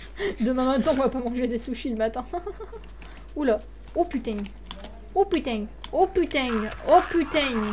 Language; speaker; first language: French; native; French